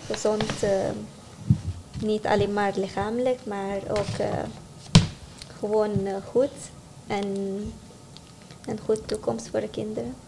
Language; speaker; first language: Dutch; non-native, learner; Arabic